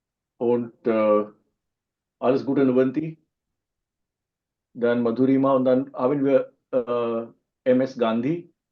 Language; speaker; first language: German; non-native, fluent; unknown